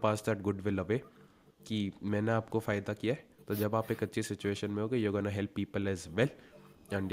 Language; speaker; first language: Hindi; native; Hindi